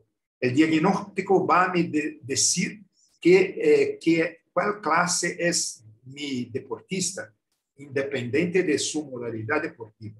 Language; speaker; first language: Spanish; non-native, learner; Portuguese